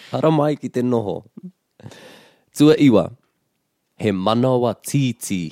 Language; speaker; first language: Māori; non-native, local second language; English